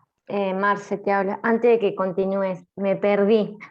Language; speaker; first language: Spanish; native; Spanish